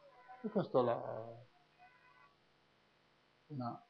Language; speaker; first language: Italian; non-native, learner; Tibetan